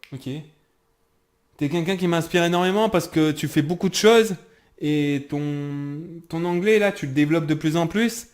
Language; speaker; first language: French; native; French